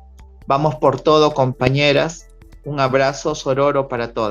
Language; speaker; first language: Spanish; native; Spanish